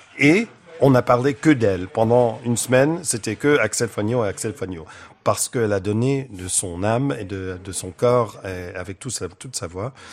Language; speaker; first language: French; non-native, fluent; English